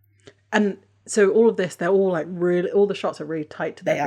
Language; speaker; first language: English; native; English